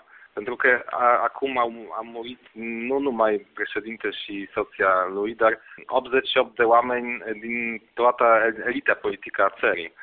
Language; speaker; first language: Romanian; non-native, fluent; Polish